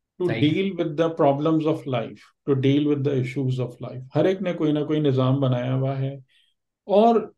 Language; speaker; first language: Urdu; native; Urdu